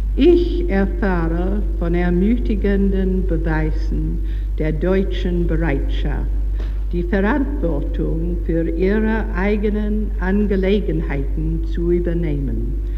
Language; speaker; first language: German; non-native, learner; English